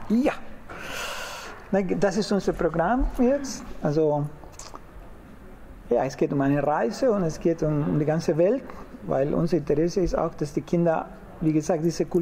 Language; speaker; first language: German; non-native, fluent; Spanish